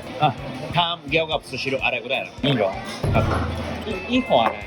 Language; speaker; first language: Thai; non-native, learner; Japanese